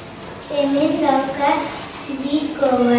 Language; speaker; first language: Basque; non-native, local second language; Spanish